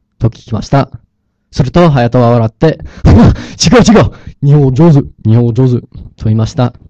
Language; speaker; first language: Japanese; non-native, learner; English